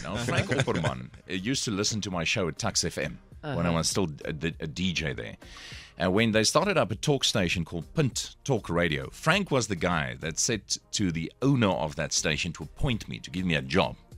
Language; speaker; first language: English; non-native, local second language; Afrikaans